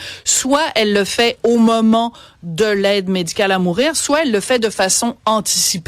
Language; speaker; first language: French; native; French